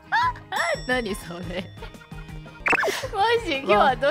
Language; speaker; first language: Japanese; non-native, fluent; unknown